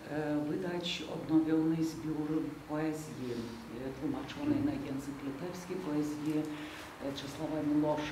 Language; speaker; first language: Polish; non-native, fluent; Lithuanian